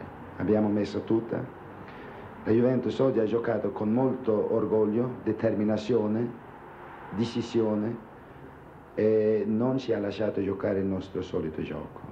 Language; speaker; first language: Italian; non-native, fluent; Swedish